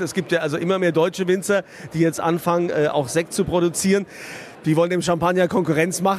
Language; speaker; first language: German; native; German